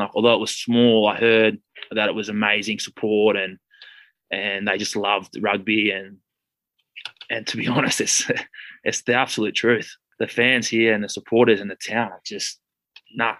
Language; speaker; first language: English; native; English